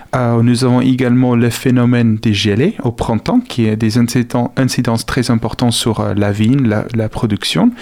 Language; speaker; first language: French; non-native, fluent; Afrikaans